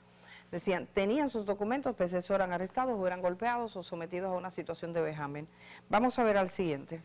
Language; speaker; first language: Spanish; native; Spanish